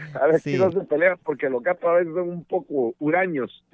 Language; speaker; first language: Spanish; native; Spanish